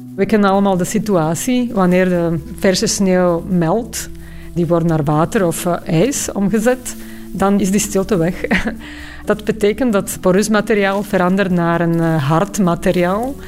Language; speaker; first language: Dutch; non-native, fluent; Slovak